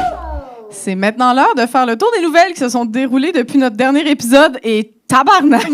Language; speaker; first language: French; native; French